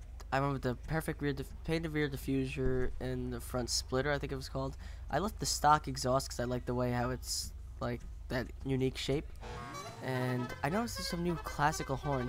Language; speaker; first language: English; native; English